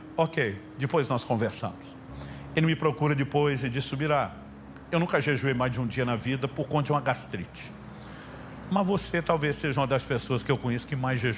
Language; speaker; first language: Portuguese; native; Portuguese